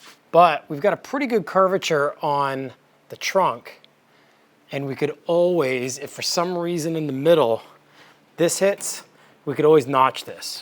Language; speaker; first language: English; native; English